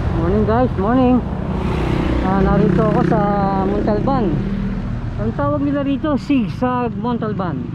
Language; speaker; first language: Filipino; native; Filipino